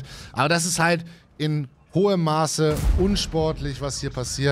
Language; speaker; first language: German; native; German